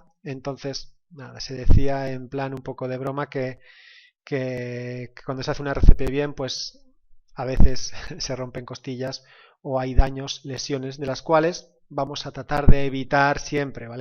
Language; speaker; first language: Spanish; native; Spanish